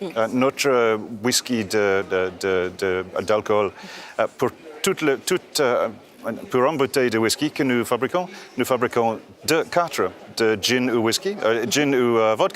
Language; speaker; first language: French; non-native, fluent; English